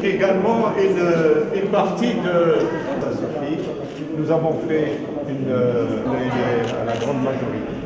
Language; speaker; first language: French; non-native, local second language; Arabic